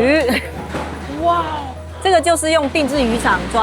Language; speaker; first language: Chinese; native; Chinese